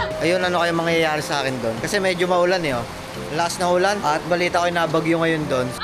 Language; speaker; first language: Filipino; native; Filipino